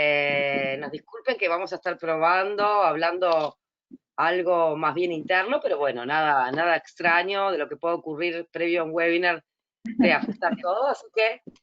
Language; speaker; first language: Spanish; native; Spanish